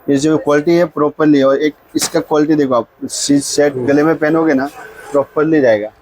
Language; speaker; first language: Hindi; non-native, local second language; Marathi